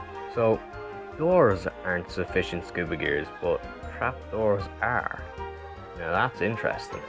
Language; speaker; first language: English; native; English